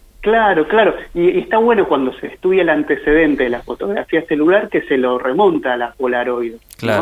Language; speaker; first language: Spanish; native; Spanish